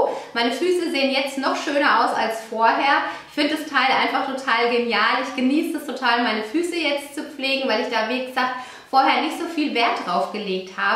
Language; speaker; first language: German; native; German